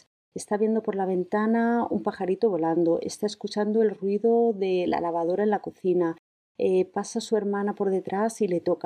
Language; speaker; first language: Spanish; native; Spanish